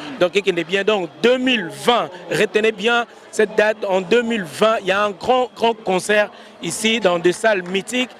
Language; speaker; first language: French; non-native, local second language; Lingala